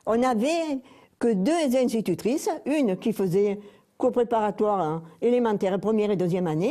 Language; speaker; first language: French; native; French